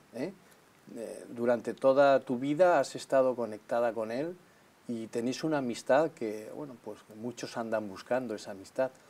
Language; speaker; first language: Spanish; native; Spanish